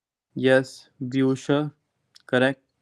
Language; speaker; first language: English; non-native, local second language; Hindi